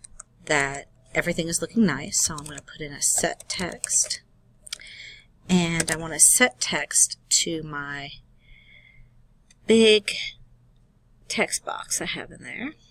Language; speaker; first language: English; native; English